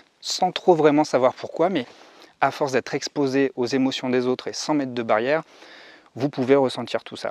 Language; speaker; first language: French; native; French